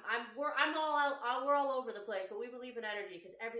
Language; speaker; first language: English; native; English